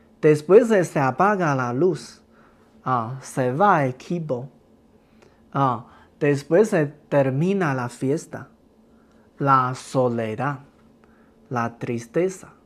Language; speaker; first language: Spanish; non-native, learner; Chinese